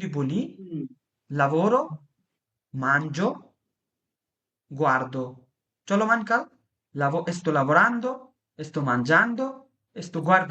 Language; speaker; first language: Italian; non-native, fluent; Bangla